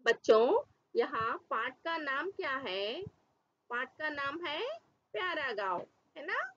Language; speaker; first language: Hindi; non-native, local second language; Telugu